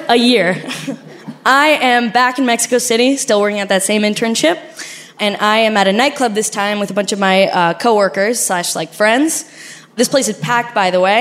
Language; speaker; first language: English; non-native, fluent; Spanish